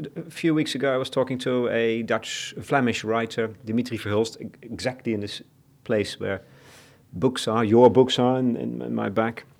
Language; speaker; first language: English; non-native, fluent; Dutch